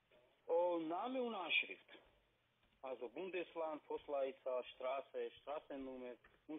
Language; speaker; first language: German; non-native, fluent; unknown